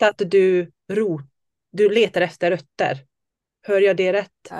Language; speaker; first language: Swedish; non-native, fluent; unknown